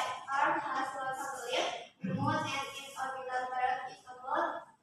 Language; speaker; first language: English; non-native, learner; Indonesian